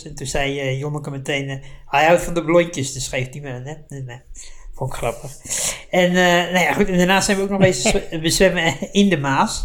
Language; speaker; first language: Dutch; native; Dutch